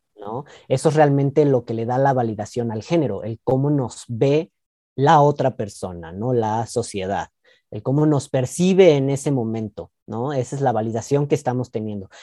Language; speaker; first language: Spanish; native; Spanish